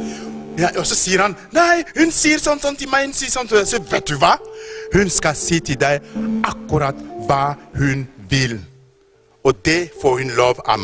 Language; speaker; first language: Norwegian; non-native, fluent; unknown